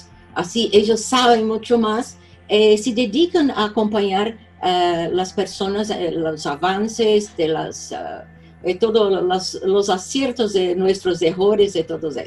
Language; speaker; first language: Spanish; non-native, fluent; Portuguese